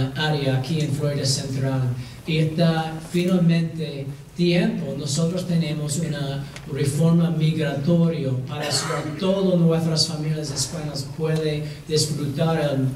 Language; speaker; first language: Spanish; early bilingual, other home language; English